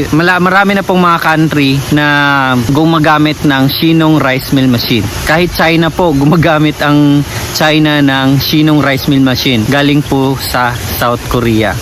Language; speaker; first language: Filipino; native; Filipino